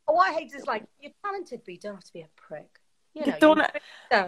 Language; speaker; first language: English; native; English